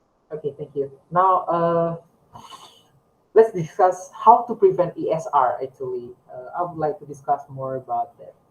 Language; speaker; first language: English; non-native, learner; Indonesian